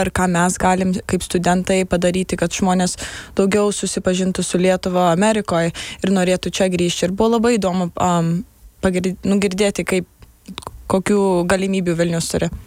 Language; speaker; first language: Lithuanian; early bilingual, heritage; Lithuanian